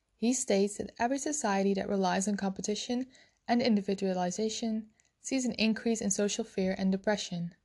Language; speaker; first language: English; non-native, fluent; Dutch